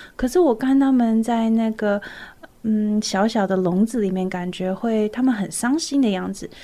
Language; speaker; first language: Chinese; early bilingual, heritage; Chinese